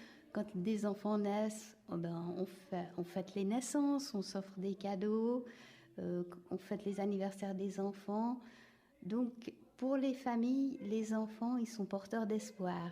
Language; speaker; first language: French; native; French